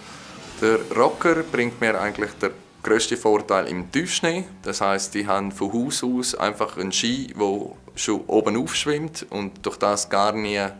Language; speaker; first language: German; native; German